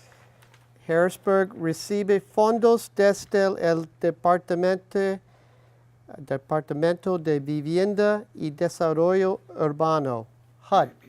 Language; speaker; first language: Spanish; non-native, learner; English